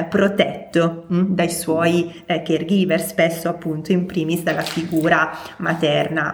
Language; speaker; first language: Italian; native; Italian